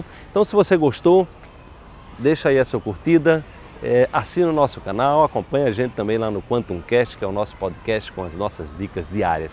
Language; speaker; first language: Portuguese; native; Portuguese